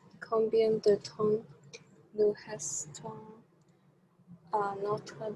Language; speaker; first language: French; non-native, learner; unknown